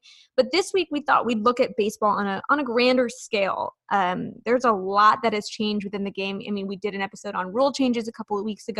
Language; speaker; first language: English; native; English